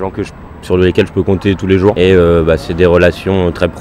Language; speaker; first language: French; native; French